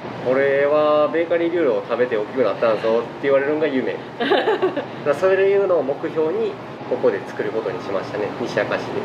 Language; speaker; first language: Japanese; native; Japanese